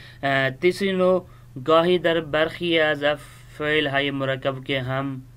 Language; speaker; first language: Persian; non-native, fluent; Urdu